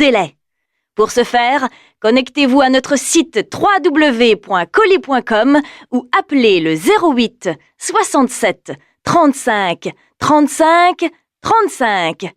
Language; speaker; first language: French; native; French